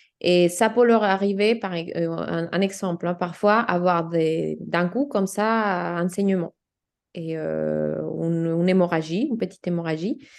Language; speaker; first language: French; non-native, fluent; Spanish